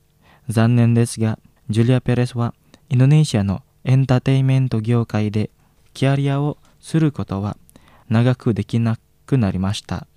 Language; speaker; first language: Japanese; non-native, fluent; Indonesian